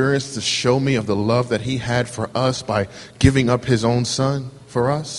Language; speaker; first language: English; native; English